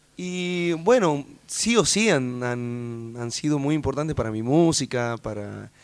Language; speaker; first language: Spanish; native; Spanish